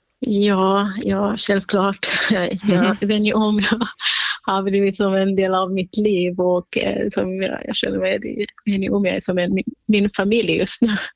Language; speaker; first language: Swedish; non-native, fluent; Kurdish